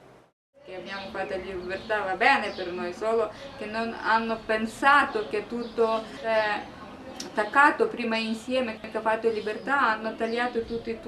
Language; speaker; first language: Italian; non-native, learner; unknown